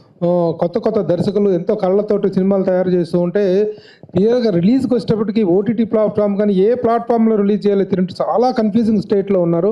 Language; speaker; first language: Telugu; native; Telugu